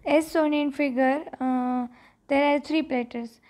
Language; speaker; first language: English; non-native, local second language; Gujarati